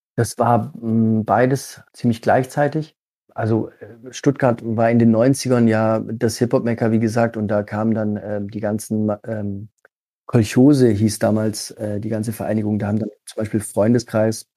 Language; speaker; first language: German; early bilingual, other home language; Italian